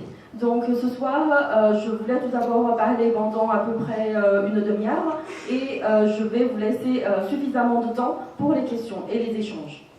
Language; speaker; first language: French; non-native, fluent; Chinese